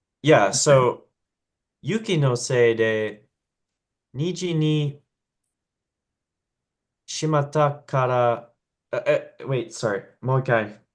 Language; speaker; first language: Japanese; non-native, learner; English